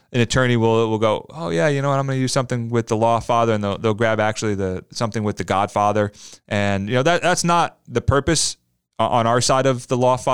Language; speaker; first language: English; native; English